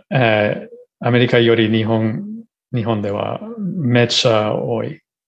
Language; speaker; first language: Japanese; non-native, learner; English